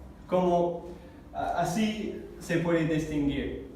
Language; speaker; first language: Spanish; non-native, fluent; English